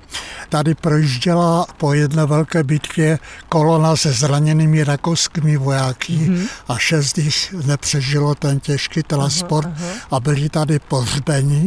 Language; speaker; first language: Czech; native; Czech